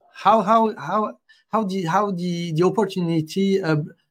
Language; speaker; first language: English; non-native, fluent; French